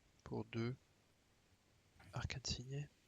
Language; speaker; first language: French; native; French